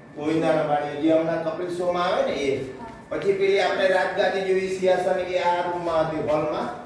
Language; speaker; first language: Gujarati; native; Gujarati